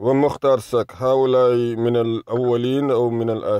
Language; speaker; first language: Arabic; non-native, fluent; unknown